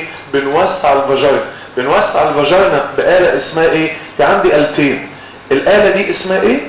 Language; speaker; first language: Arabic; native; Arabic